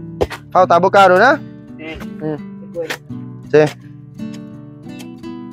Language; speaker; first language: Portuguese; non-native, learner; Vietnamese